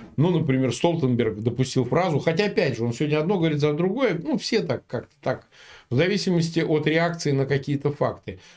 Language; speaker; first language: Russian; native; Russian